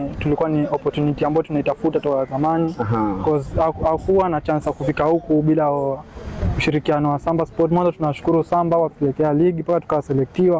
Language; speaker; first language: Swahili; native; Swahili